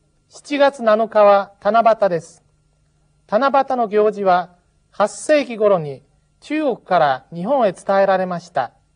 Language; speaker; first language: Japanese; non-native, fluent; Chinese